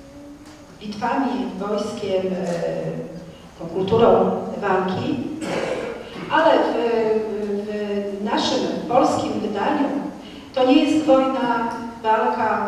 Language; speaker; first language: Polish; native; Polish